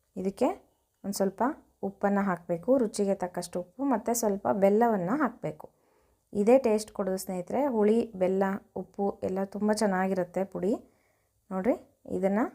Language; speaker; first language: Kannada; native; Kannada